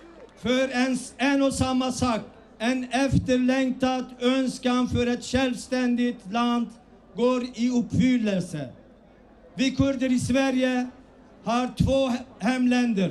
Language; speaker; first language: Swedish; early bilingual, other home language; Kurdish